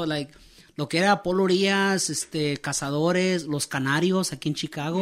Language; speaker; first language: Spanish; early bilingual, heritage; Spanish